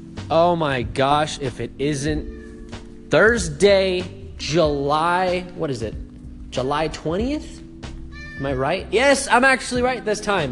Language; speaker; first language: English; native; English